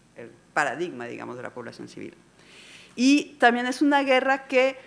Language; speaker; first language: Spanish; non-native, fluent; French